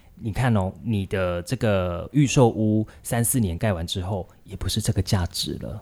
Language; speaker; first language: Chinese; native; Chinese